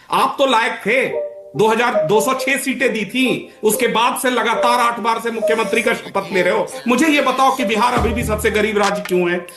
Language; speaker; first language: Hindi; native; Hindi